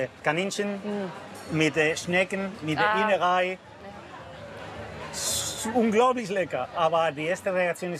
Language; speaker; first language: German; non-native, learner; Spanish